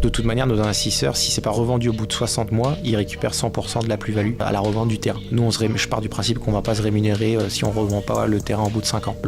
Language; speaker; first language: French; native; French